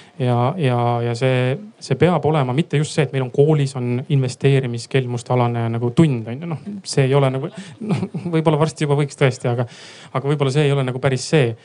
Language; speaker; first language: Estonian; native; Estonian